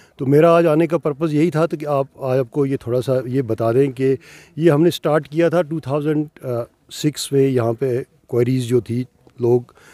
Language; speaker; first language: Urdu; non-native, local second language; Kashmiri